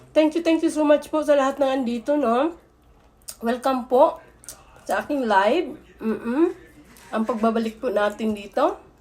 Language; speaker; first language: Filipino; non-native, local second language; Cebuano